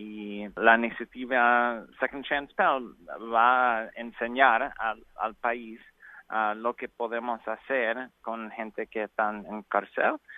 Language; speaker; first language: Spanish; non-native, learner; English